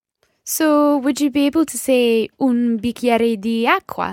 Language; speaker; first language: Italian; non-native, learner; English